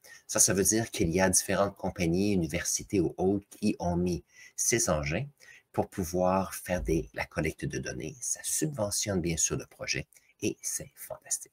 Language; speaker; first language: French; native; French